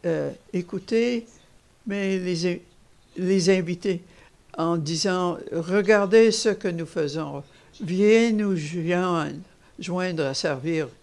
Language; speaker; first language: French; non-native, fluent; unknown